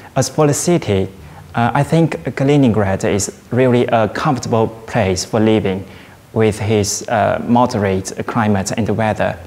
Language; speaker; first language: English; non-native, fluent; Chinese